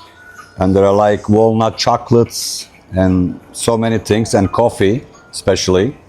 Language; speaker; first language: English; non-native, fluent; Turkish